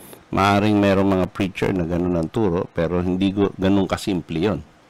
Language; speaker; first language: Filipino; native; Filipino